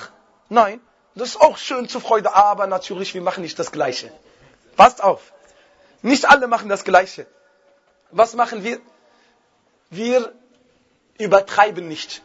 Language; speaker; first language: German; non-native, fluent; Arabic